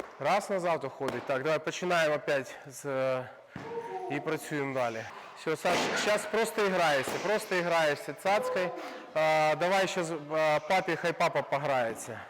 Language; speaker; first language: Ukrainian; non-native, local second language; Russian